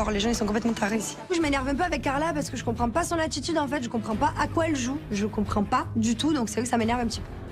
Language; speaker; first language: French; native; French